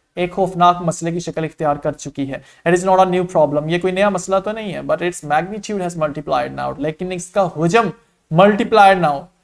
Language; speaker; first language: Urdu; non-native, local second language; Punjabi